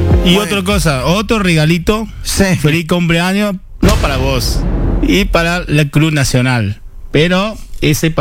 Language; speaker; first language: Spanish; non-native, learner; Chinese